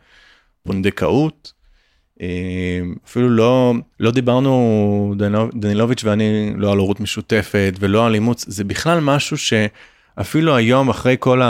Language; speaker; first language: Hebrew; native; Hebrew